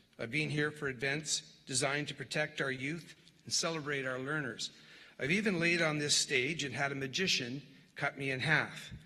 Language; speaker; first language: English; native; English